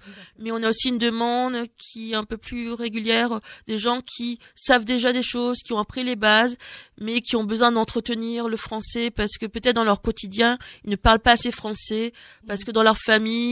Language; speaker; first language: French; native; French